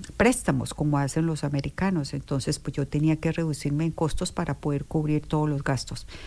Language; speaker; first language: Spanish; native; Spanish